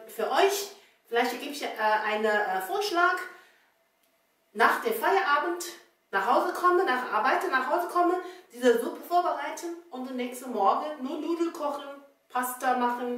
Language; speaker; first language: German; non-native, learner; Chinese